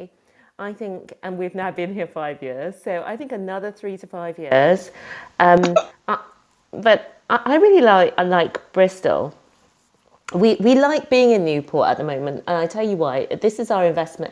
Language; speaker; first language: English; native; English